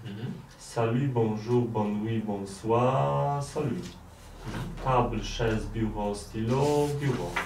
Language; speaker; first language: French; non-native, learner; Polish